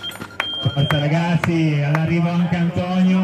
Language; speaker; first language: Italian; native; Italian